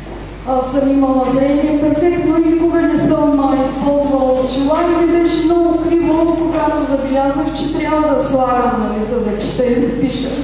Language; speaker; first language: Bulgarian; native; Bulgarian